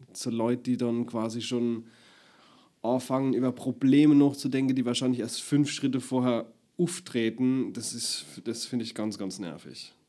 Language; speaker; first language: German; native; German